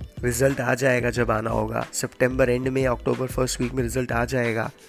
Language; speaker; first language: English; non-native, local second language; Hindi